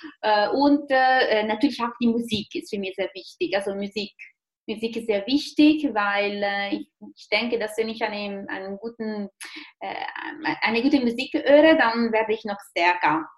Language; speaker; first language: German; non-native, fluent; Italian